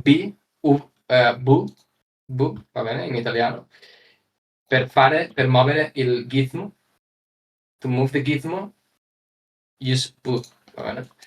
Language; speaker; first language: Italian; non-native, learner; Spanish